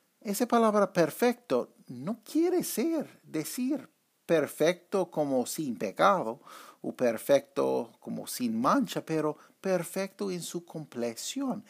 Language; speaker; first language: Spanish; non-native, fluent; English